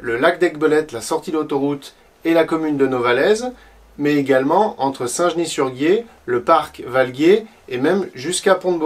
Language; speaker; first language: French; native; French